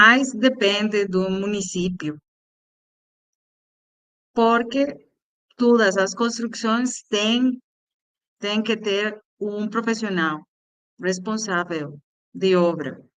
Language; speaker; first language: Portuguese; non-native, learner; Spanish